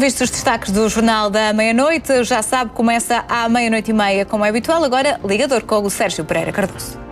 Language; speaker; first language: Portuguese; native; Portuguese